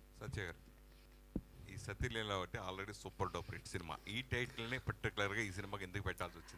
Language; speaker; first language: Telugu; native; Telugu